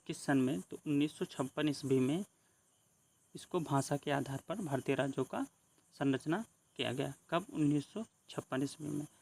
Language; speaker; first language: Hindi; native; Hindi